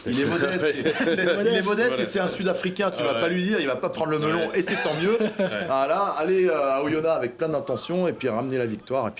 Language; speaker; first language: French; native; French